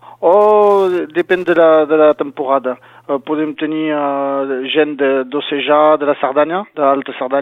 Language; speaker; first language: Catalan; non-native, local second language; French